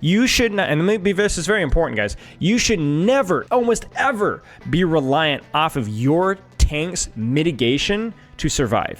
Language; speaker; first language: English; native; English